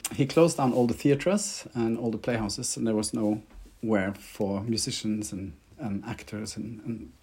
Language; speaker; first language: English; non-native, fluent; Norwegian